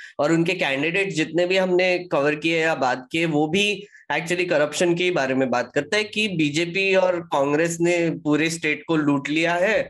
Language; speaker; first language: Hindi; native; Hindi